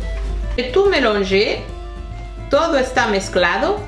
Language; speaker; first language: French; non-native, fluent; Spanish